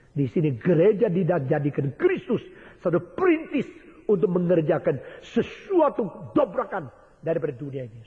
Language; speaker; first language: Indonesian; early bilingual, other home language; Chinese